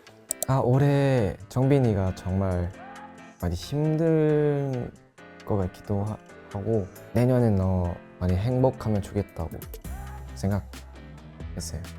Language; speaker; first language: Korean; non-native, fluent; Thai